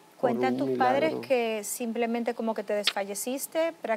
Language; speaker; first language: Spanish; native; Spanish